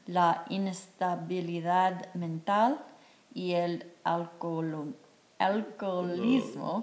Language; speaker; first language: Spanish; non-native, fluent; English